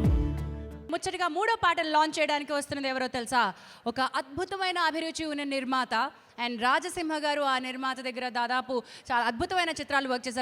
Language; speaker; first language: Telugu; native; Telugu